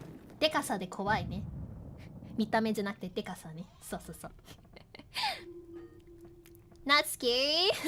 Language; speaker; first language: Japanese; non-native, learner; English